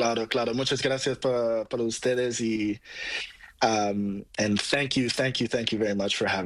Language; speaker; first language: Spanish; non-native, learner; Portuguese